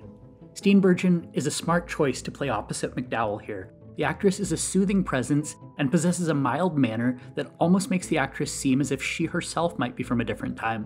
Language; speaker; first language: English; native; English